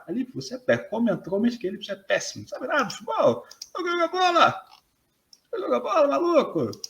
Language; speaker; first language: Portuguese; native; Portuguese